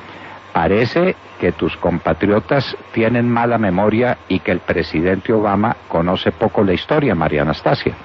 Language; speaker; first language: Spanish; native; Spanish